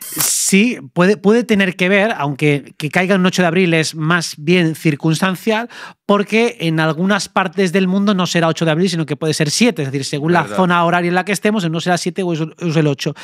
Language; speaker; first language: Spanish; native; Spanish